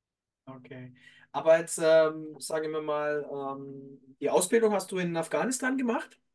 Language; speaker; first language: German; native; German